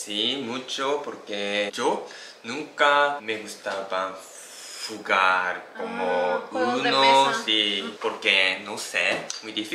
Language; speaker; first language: Spanish; non-native, learner; Japanese